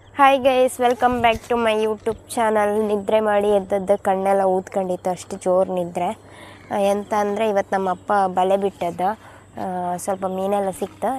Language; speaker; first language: Kannada; non-native, local second language; Konkani